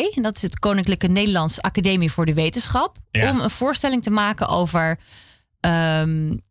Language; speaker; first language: Dutch; native; Dutch